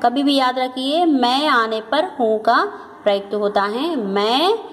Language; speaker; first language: Hindi; non-native, local second language; Telugu